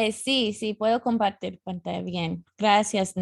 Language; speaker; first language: Spanish; non-native, fluent; English